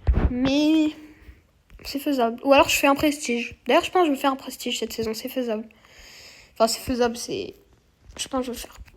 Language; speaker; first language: French; native; French